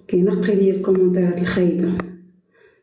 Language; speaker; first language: Arabic; native; Arabic